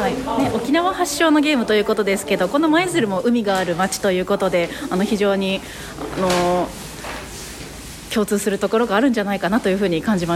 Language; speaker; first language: Japanese; native; Japanese